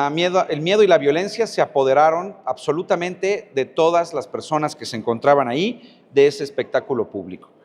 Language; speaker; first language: Spanish; native; Spanish